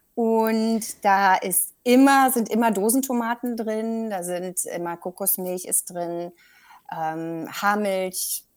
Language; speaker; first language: German; native; German